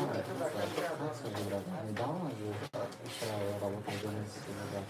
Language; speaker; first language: Russian; non-native, learner; Tajik